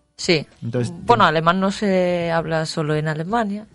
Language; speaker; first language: Spanish; non-native, fluent; German